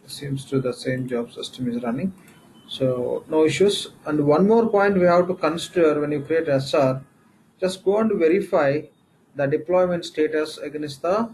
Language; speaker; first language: English; non-native, local second language; Telugu